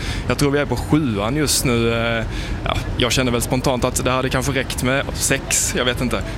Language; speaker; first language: Swedish; native; Swedish